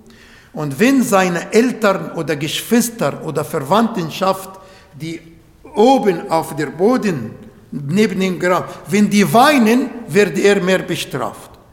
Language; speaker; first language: German; non-native, learner; Arabic